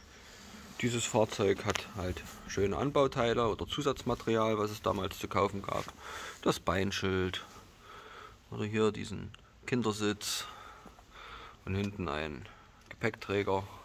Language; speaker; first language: German; native; German